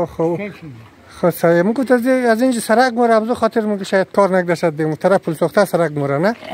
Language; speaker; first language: Persian; native; Persian